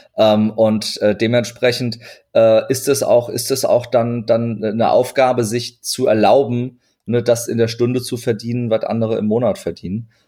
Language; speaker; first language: German; early bilingual, other home language; Turkish